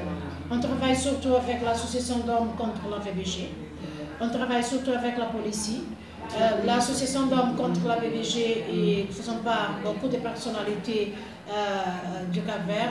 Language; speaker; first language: French; non-native, fluent; Portuguese